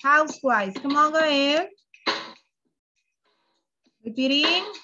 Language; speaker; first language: English; non-native, fluent; Spanish